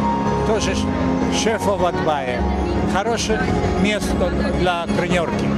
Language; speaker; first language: Russian; non-native, learner; English